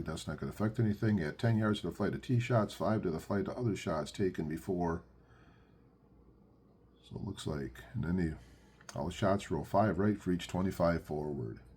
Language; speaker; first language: English; native; English